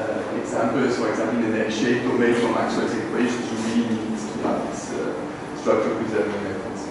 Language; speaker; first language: English; non-native, fluent; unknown